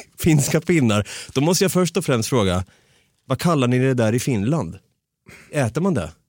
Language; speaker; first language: Swedish; native; Swedish